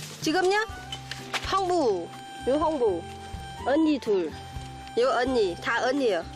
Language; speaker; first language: Korean; non-native, learner; Vietnamese